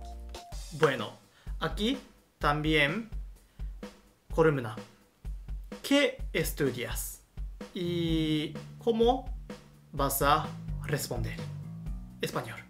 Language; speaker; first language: Spanish; non-native, fluent; Japanese